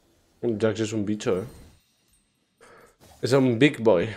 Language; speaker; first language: Spanish; native; Spanish